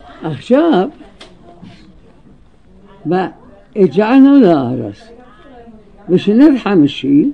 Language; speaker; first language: Hebrew; non-native, fluent; Arabic